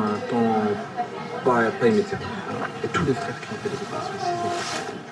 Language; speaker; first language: French; native; French